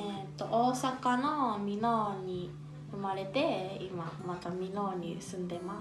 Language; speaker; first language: Japanese; early bilingual, other home language; Indonesian